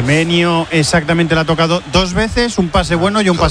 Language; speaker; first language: Spanish; native; Spanish